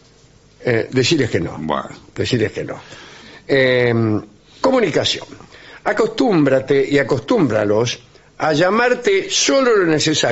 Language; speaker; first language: Spanish; native; Spanish